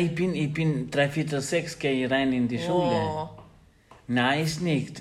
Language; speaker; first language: German; non-native, learner; Albanian